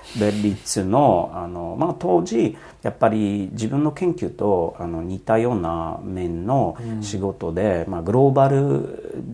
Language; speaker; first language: Japanese; non-native, fluent; Polish